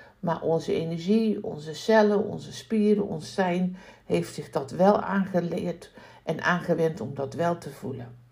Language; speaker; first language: Dutch; native; Dutch